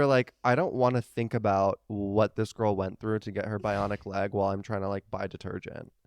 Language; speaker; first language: English; native; English